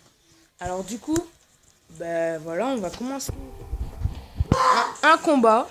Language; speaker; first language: French; native; French